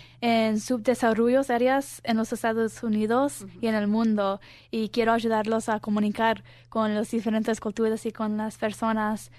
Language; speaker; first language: Spanish; early bilingual, heritage; Spanish